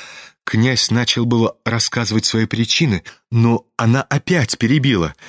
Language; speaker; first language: Russian; native; Russian